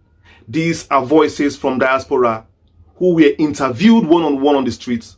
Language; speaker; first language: English; non-native, local second language; Igbo